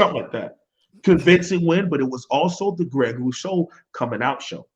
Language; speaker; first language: English; native; English